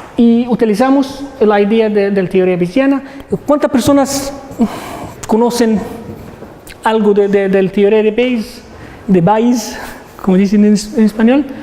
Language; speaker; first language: Spanish; non-native, learner; Arabic